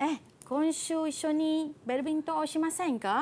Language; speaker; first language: Japanese; non-native, fluent; Malay